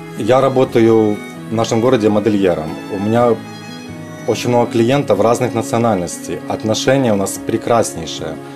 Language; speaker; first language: Russian; native; Russian